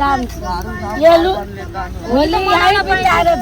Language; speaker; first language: Nepali; non-native, learner; Hindi